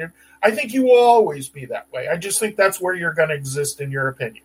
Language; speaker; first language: English; native; English